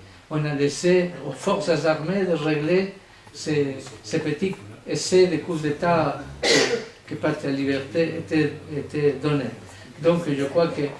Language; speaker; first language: French; non-native, fluent; Spanish